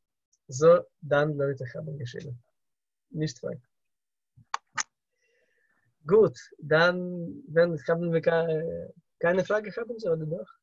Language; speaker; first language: German; non-native, learner; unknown